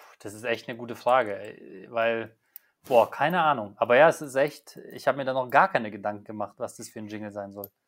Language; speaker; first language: German; early bilingual, other home language; Polish